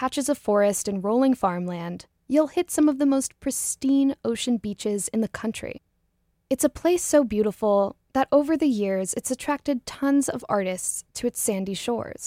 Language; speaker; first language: English; native; English